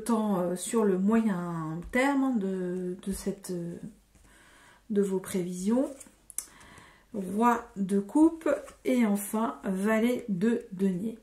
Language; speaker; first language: French; native; French